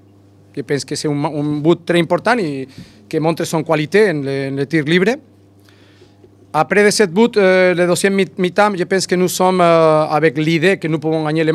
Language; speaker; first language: French; non-native, learner; Spanish